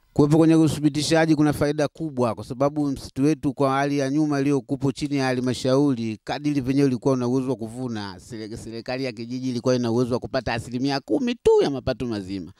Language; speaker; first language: Swahili; native; Swahili